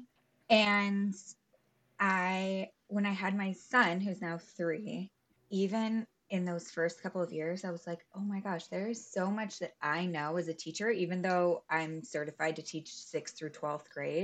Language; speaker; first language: English; native; English